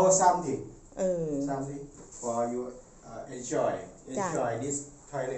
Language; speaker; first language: English; non-native, learner; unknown